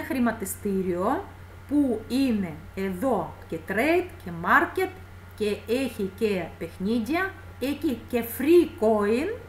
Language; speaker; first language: Greek; non-native, fluent; Russian